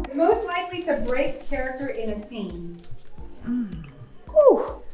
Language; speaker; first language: English; native; English